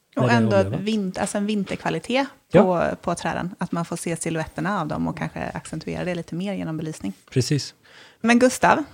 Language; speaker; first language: Swedish; native; Swedish